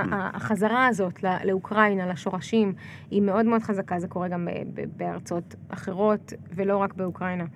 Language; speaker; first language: Hebrew; early bilingual, other home language; Russian